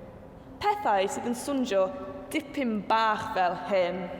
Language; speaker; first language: Welsh; non-native, local second language; English